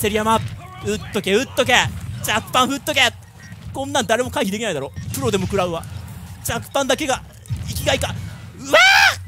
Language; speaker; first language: Japanese; native; Japanese